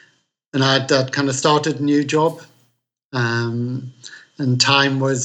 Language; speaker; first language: English; native; English